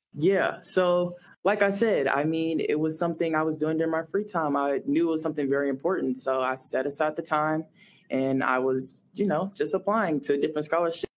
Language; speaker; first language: English; native; English